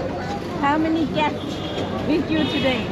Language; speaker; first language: English; non-native, learner; Thai